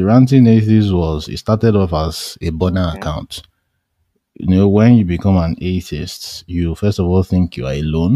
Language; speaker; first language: English; non-native, local second language; Yoruba